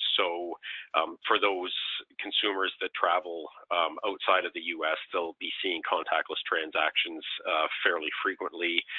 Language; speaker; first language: English; native; English